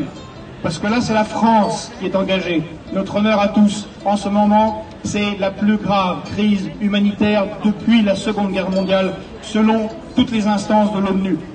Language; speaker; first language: French; native; French